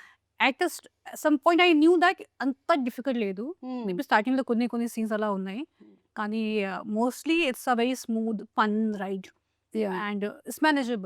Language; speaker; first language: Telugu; non-native, local second language; Hindi